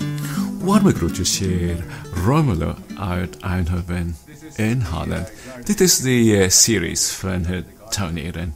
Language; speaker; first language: Dutch; non-native, learner; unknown